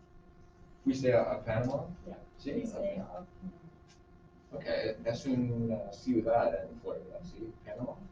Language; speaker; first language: Spanish; non-native, fluent; English